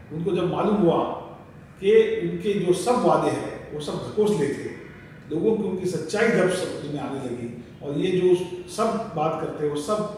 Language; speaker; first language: Hindi; non-native, local second language; Marathi